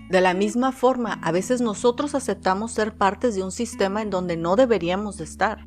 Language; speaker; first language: Spanish; native; Spanish